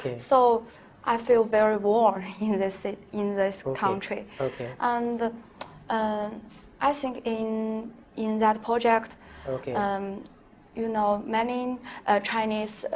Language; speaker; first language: English; non-native, learner; Chinese